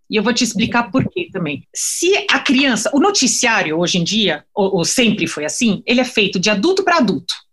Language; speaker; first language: Portuguese; non-native, fluent; French